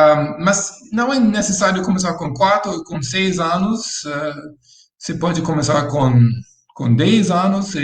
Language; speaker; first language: Portuguese; non-native, fluent; English